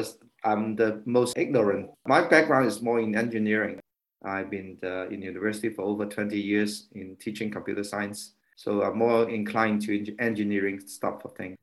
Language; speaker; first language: English; non-native, local second language; Cantonese